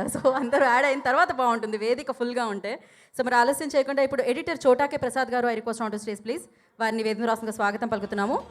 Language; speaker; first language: Telugu; native; Telugu